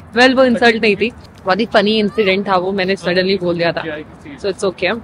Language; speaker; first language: Hindi; native; Hindi